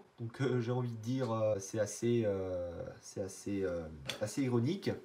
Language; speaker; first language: French; native; French